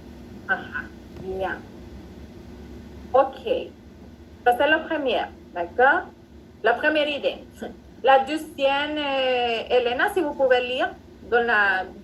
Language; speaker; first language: French; non-native, fluent; Spanish